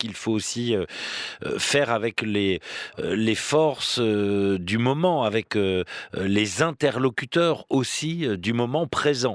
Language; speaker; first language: French; native; French